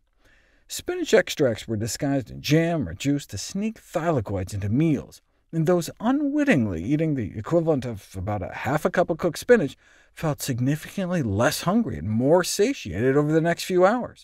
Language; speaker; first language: English; native; English